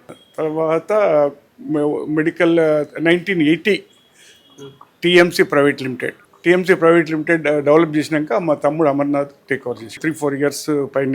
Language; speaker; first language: Telugu; native; Telugu